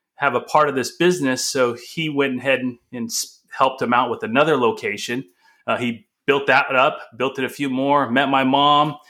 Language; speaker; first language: English; early bilingual, other home language; Portuguese